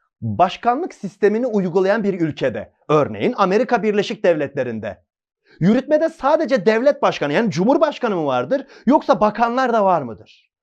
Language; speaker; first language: Turkish; native; Turkish